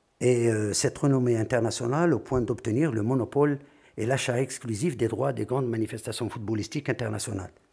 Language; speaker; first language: French; non-native, local second language; Arabic